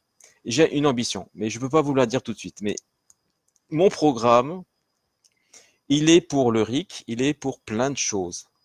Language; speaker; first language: French; native; French